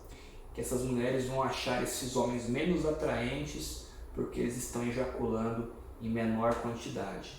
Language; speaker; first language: Portuguese; native; Portuguese